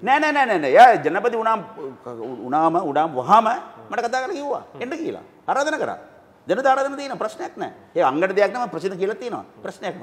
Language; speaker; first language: Sinhala; non-native, local second language; Tamil